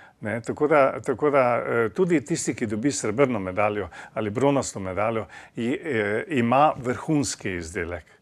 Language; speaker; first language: Slovenian; native; Slovenian